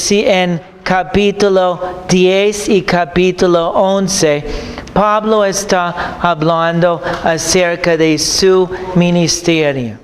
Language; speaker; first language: Spanish; non-native, fluent; English